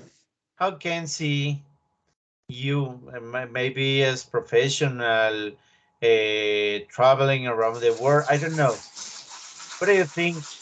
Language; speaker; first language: English; non-native, learner; Spanish